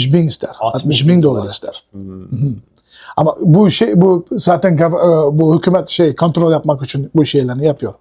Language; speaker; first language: Turkish; non-native, learner; Uyghur